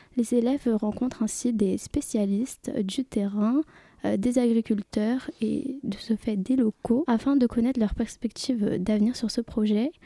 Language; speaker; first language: French; native; French